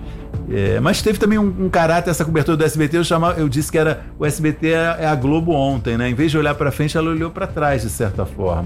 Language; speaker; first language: Portuguese; native; Portuguese